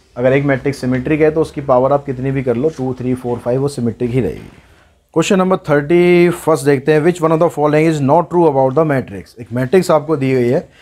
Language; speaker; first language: Hindi; native; Hindi